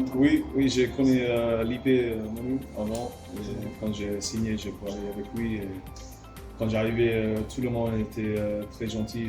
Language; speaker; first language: French; non-native, learner; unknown